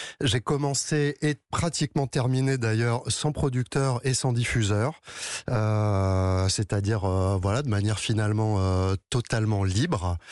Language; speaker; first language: French; native; French